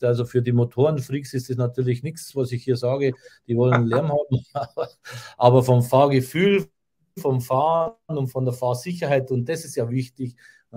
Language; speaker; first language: German; native; German